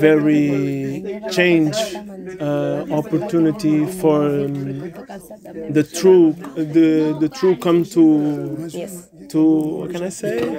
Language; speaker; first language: English; non-native, learner; Portuguese